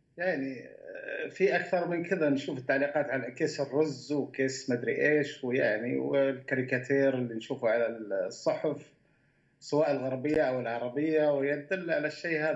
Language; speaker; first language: Arabic; native; Arabic